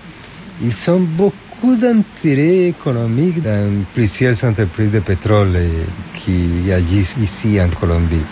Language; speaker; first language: French; non-native, fluent; Spanish